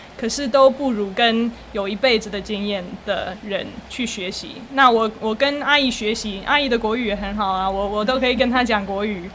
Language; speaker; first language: Chinese; non-native, fluent; English